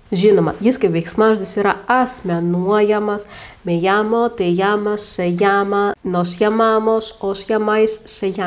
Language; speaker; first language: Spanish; non-native, fluent; Lithuanian